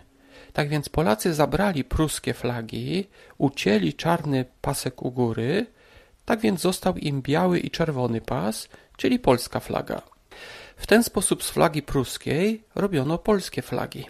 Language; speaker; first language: Polish; native; Polish